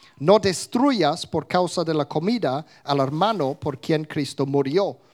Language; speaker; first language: Spanish; non-native, fluent; English